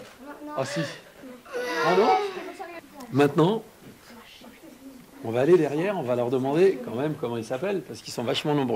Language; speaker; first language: French; native; French